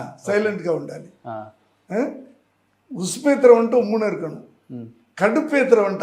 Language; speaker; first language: Telugu; non-native, learner; Tamil